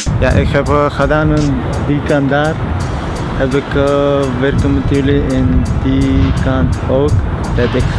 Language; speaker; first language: Dutch; non-native, learner; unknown